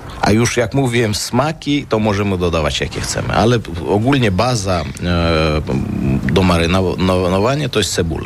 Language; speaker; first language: Polish; non-native, fluent; Armenian